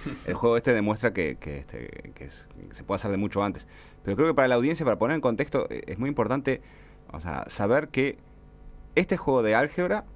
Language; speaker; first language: Spanish; native; Spanish